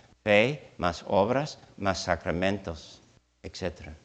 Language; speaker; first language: Spanish; non-native, fluent; English